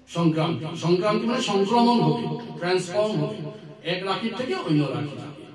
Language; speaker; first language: Bangla; non-native, learner; Assamese